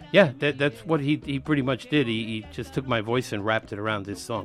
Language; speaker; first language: English; early bilingual, other home language; Spanish